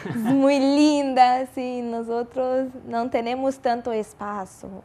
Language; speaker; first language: Spanish; non-native, learner; Portuguese